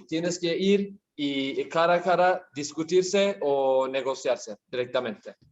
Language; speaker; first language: Spanish; non-native, learner; Turkish